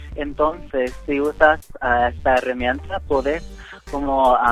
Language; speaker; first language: Spanish; non-native, fluent; English